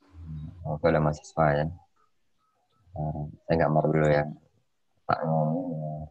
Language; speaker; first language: Indonesian; native; Indonesian